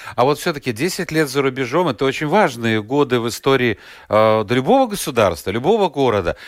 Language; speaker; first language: Russian; native; Russian